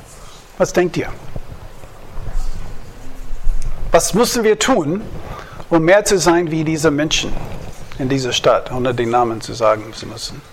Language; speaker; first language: German; non-native, fluent; English